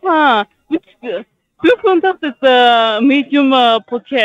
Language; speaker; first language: German; non-native, learner; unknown